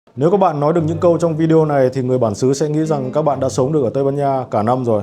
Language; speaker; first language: Vietnamese; native; Vietnamese